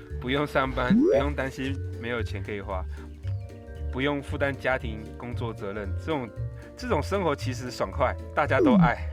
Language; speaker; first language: Chinese; native; Chinese